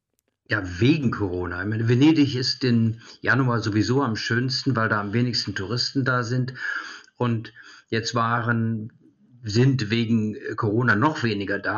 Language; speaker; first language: German; early bilingual, heritage; German